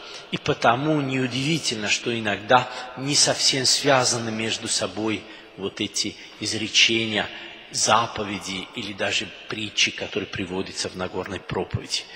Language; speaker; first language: Russian; non-native, fluent; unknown